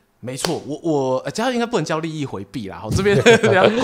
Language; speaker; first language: Chinese; native; Chinese